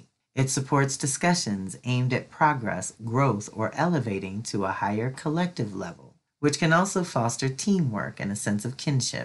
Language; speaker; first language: English; native; English